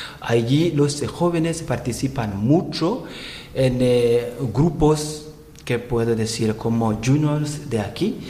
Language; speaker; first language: Spanish; non-native, learner; Rundi